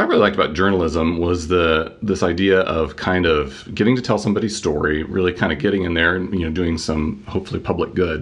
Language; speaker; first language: English; native; English